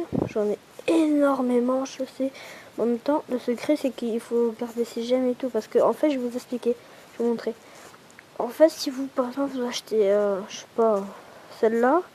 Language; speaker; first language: French; native; French